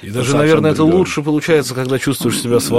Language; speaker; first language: Russian; native; Russian